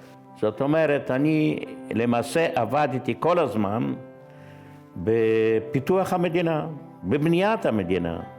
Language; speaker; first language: Hebrew; non-native, fluent; Yiddish